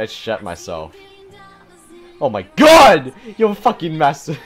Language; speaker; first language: English; native; English